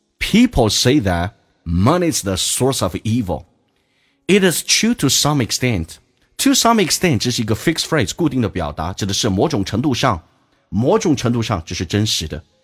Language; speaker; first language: Chinese; native; Chinese